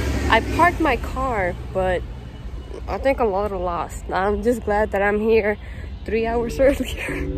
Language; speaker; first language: English; early bilingual, other home language; Spanish